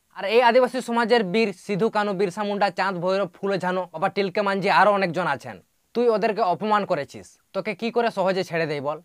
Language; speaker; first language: Bangla; non-native, local second language; Santali